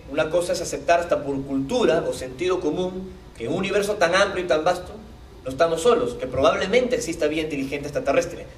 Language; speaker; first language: Spanish; native; Spanish